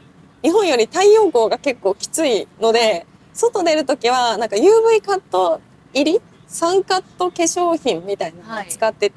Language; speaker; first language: Japanese; native; Japanese